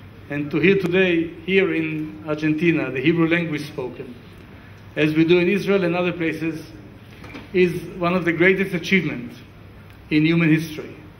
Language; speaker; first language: English; non-native, fluent; Hebrew